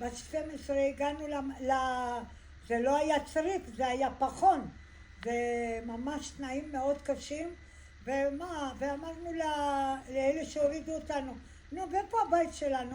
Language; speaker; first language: Hebrew; early bilingual, other home language; Arabic